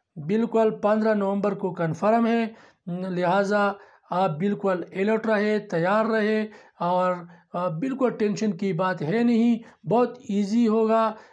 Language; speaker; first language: Urdu; non-native, local second language; Pashto